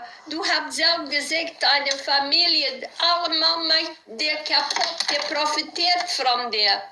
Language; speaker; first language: German; non-native, learner; Dutch